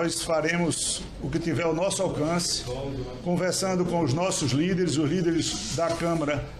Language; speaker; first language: Portuguese; native; Portuguese